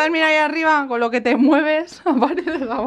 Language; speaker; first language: Spanish; native; Spanish